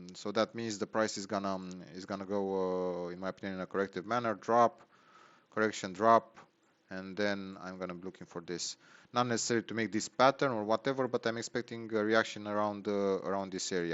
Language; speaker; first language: English; non-native, fluent; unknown